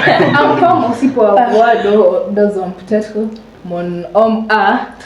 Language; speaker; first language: French; non-native, learner; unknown